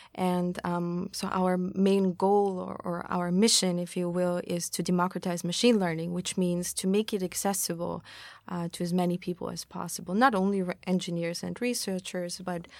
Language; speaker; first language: English; non-native, fluent; German